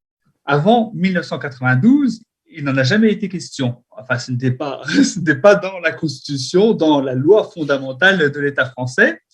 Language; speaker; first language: French; native; French